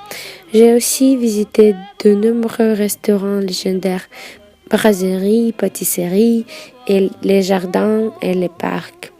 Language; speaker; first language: French; non-native, fluent; Russian